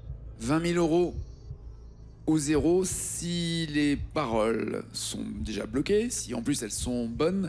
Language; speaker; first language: French; native; French